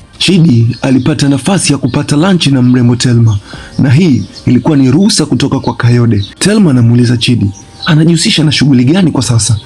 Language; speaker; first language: Swahili; native; Swahili